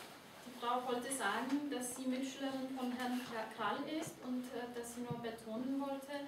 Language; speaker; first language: German; non-native, fluent; Czech